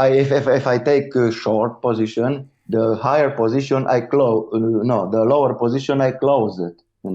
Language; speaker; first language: English; non-native, learner; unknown